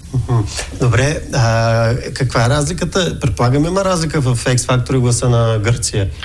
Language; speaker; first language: Bulgarian; native; Bulgarian